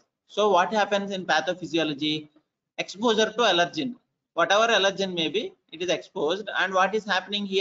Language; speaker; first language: English; non-native, local second language; Telugu